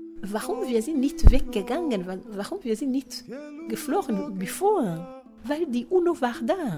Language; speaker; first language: German; non-native, fluent; Kinyarwanda